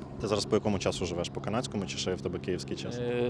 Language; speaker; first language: Ukrainian; native; Ukrainian